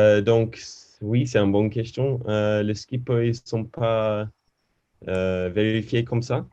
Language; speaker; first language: French; non-native, learner; English